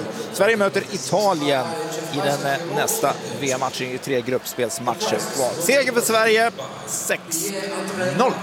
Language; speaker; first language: Swedish; native; Swedish